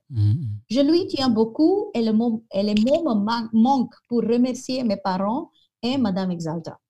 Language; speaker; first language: French; non-native, fluent; Konkani